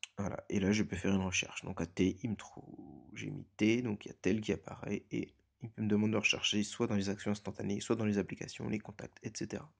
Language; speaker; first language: French; native; French